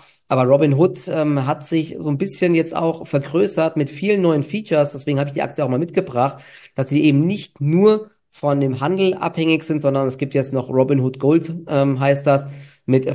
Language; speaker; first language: German; native; German